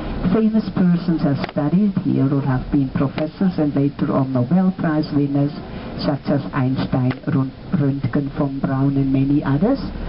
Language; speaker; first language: English; non-native, fluent; German